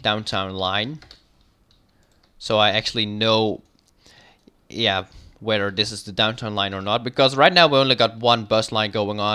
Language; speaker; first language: English; non-native, fluent; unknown